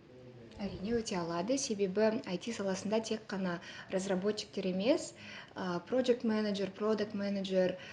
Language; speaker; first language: Kazakh; non-native, local second language; Russian